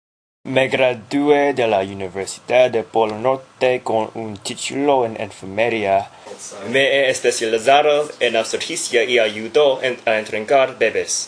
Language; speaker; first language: Spanish; non-native, learner; English